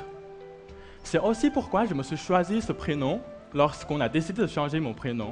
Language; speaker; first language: French; non-native, fluent; Chinese